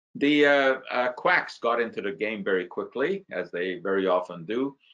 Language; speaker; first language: English; non-native, fluent; Hungarian